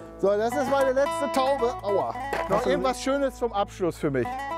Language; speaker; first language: German; native; German